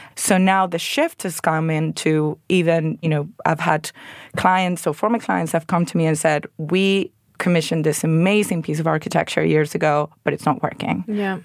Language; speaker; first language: English; non-native, fluent; Spanish